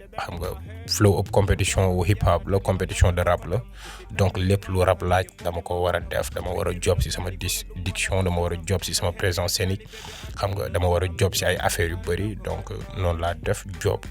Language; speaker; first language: Wolof; non-native, local second language; Fula